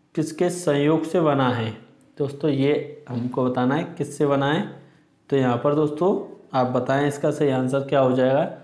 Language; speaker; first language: Hindi; native; Hindi